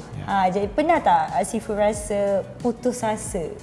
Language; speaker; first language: Malay; native; Malay